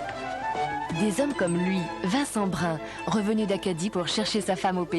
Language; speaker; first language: French; native; French